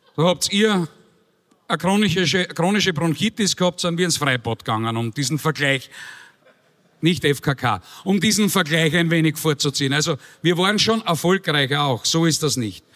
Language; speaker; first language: German; native; German